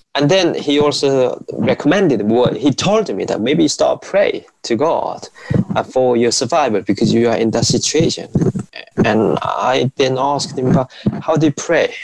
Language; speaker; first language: English; non-native, fluent; Korean